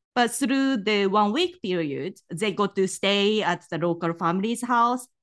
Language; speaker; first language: English; non-native, fluent; Japanese